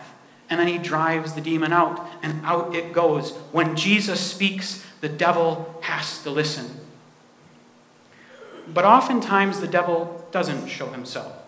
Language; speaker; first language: English; native; English